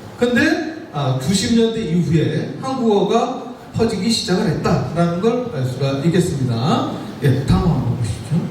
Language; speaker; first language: Korean; native; Korean